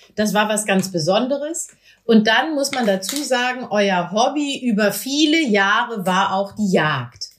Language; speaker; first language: German; native; German